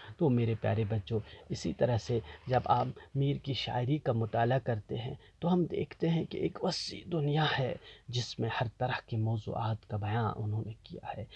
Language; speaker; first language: Urdu; non-native, local second language; Kashmiri